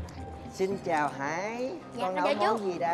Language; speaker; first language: Vietnamese; native; Vietnamese